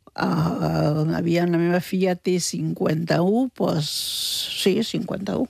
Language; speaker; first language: Catalan; non-native, fluent; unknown